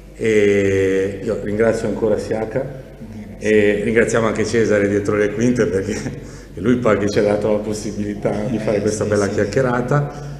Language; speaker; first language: Italian; native; Italian